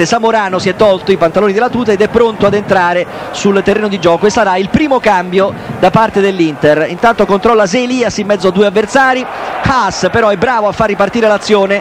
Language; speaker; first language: Italian; native; Italian